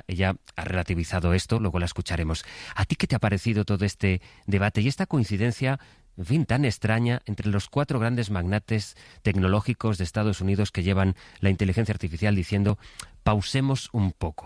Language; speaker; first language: Spanish; native; Spanish